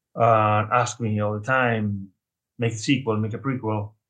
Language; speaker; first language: English; non-native, learner; Spanish